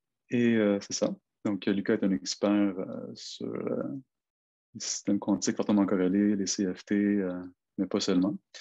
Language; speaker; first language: French; native; French